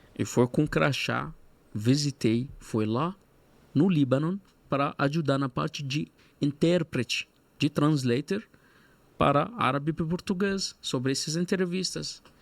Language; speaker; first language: Portuguese; non-native, fluent; Arabic